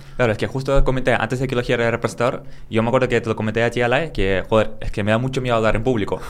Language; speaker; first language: Spanish; early bilingual, other home language; Russian